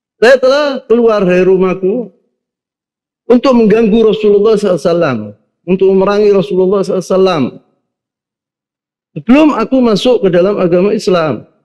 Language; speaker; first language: Indonesian; native; Indonesian